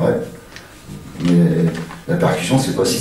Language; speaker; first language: French; native; French